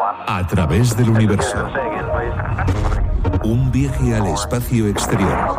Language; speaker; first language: Spanish; native; Spanish